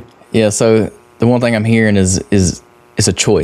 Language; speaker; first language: English; native; English